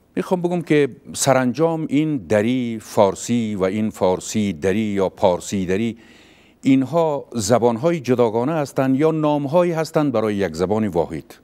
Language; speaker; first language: Persian; native; Persian